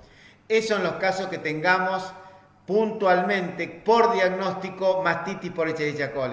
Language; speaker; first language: Spanish; native; Spanish